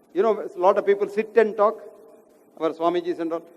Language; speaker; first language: English; non-native, local second language; Kannada